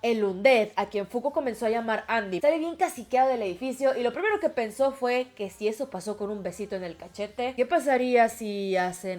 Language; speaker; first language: Spanish; native; Spanish